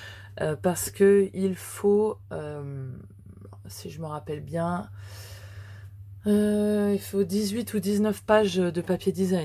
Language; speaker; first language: French; native; French